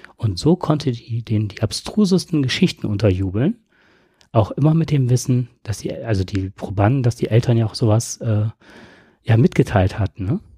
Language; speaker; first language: German; native; German